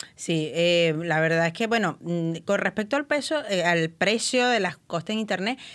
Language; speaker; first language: Spanish; native; Spanish